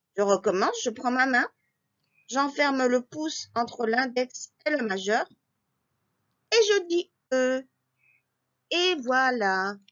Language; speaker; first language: French; native; French